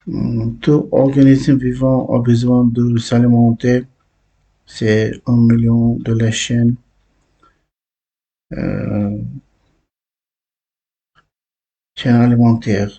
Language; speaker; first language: French; non-native, learner; Uzbek